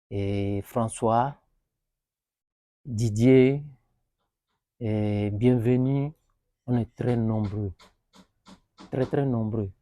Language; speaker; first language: French; non-native, learner; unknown